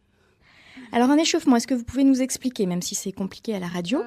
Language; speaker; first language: French; native; French